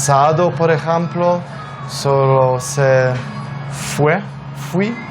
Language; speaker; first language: Spanish; non-native, learner; Polish